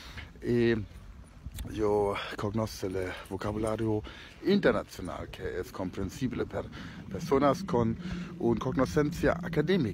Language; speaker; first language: Italian; non-native, fluent; German